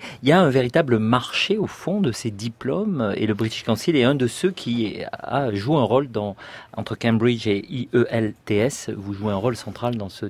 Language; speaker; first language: French; native; French